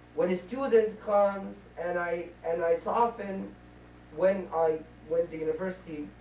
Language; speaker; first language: English; non-native, fluent; Arabic